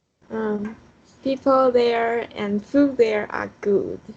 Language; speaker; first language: English; non-native, learner; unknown